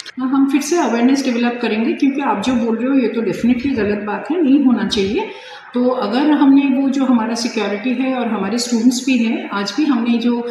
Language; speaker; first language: Hindi; non-native, local second language; Bangla